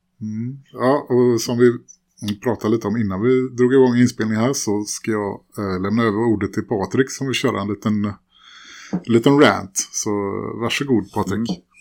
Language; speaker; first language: Swedish; native; Swedish